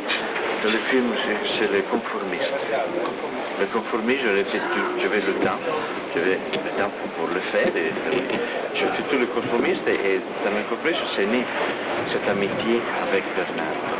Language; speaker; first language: French; non-native, fluent; Italian